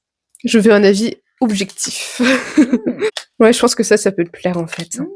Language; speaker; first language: French; native; French